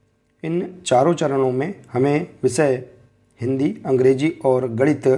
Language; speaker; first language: Hindi; native; Hindi